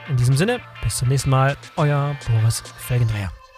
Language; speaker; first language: German; native; German